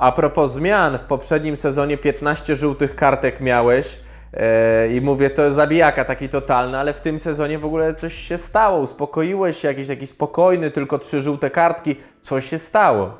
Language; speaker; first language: Polish; native; Polish